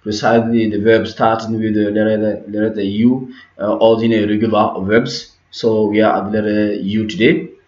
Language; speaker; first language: English; non-native, learner; French